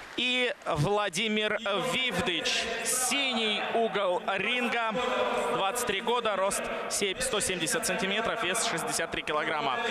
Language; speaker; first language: Russian; native; Russian